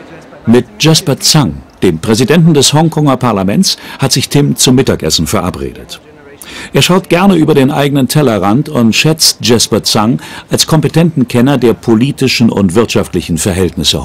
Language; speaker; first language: German; native; German